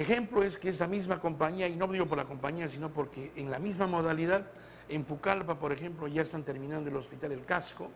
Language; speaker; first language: Spanish; native; Spanish